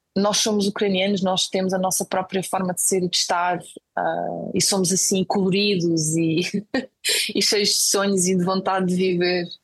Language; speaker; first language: Portuguese; early bilingual, other home language; Ukrainian